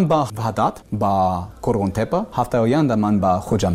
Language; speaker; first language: Persian; non-native, learner; English